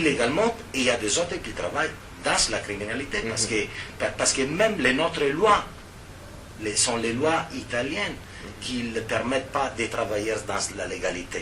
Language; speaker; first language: French; non-native, fluent; Italian